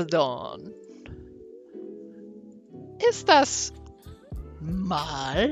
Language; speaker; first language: Spanish; non-native, learner; English